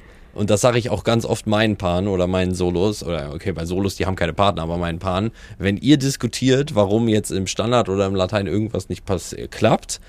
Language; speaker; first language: German; native; German